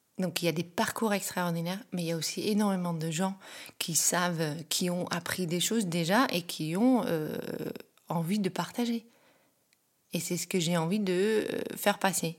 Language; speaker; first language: French; non-native, fluent; Dutch